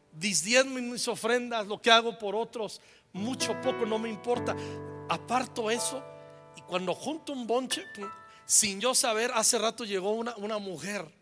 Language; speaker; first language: Spanish; native; Spanish